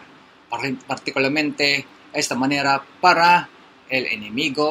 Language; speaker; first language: Spanish; non-native, learner; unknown